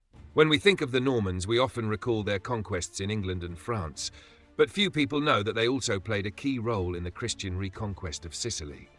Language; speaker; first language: English; non-native, fluent; Italian